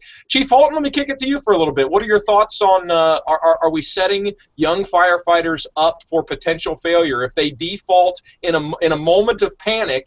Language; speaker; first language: English; native; English